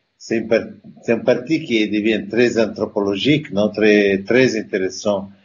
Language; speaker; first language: French; non-native, fluent; Italian